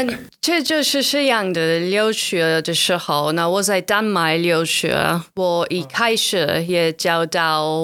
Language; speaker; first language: Chinese; non-native, fluent; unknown